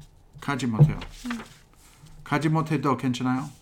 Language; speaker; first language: Korean; non-native, fluent; English